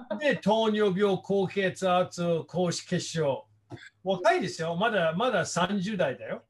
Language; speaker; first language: Japanese; non-native, fluent; English